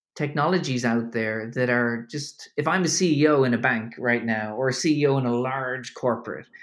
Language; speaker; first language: English; native; English